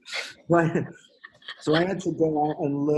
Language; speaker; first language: English; native; English